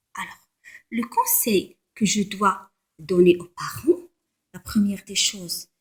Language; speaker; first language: French; non-native, local second language; Arabic